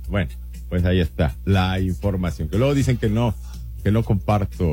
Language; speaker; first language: Spanish; native; Spanish